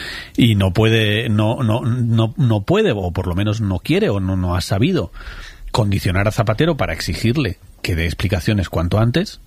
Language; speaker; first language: Spanish; native; Spanish